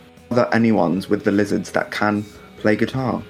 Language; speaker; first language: English; native; English